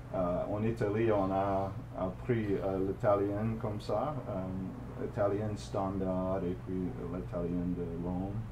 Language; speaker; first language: French; non-native, fluent; English